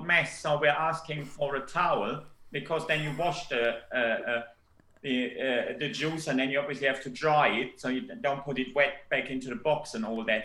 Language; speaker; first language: English; non-native, fluent; German